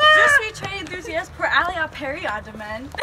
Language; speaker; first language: French; non-native, learner; English